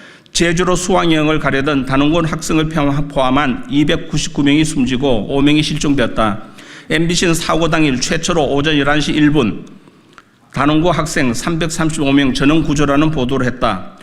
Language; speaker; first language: Korean; native; Korean